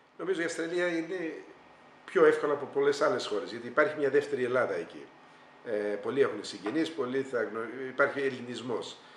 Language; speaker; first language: Greek; early bilingual, heritage; Greek